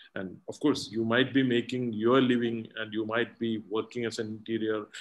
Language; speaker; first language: English; non-native, local second language; Malayalam